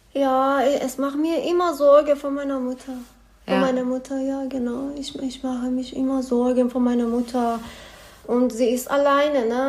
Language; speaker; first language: German; non-native, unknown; Persian